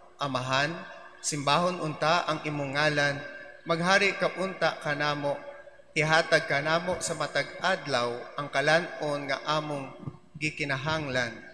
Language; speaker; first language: Cebuano; non-native, local second language; Filipino